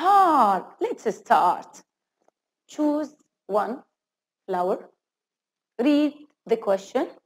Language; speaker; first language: English; non-native, fluent; Arabic